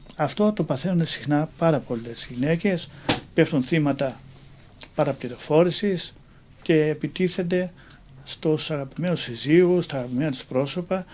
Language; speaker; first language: Greek; native; Greek